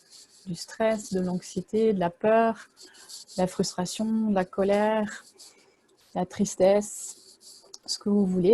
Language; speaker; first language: French; native; French